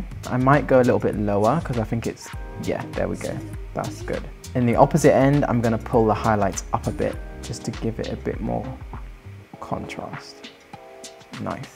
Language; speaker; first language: English; native; English